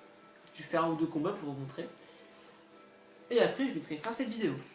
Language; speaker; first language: French; native; French